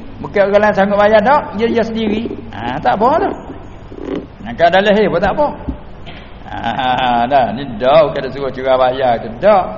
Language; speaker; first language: Malay; native; Malay